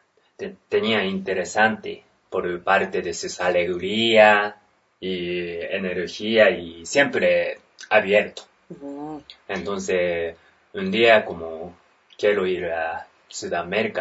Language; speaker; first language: Spanish; non-native, learner; Japanese